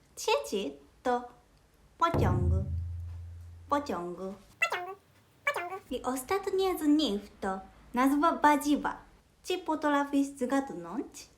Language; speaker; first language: Polish; non-native, learner; Japanese